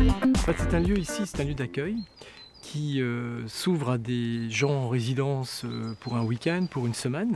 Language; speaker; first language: French; native; French